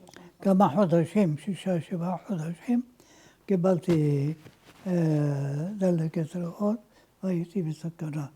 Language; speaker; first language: Hebrew; non-native, fluent; Ladino